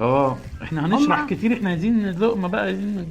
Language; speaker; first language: Arabic; native; Arabic